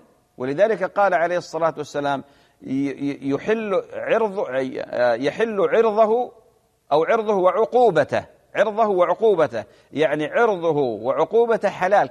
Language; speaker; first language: Arabic; native; Arabic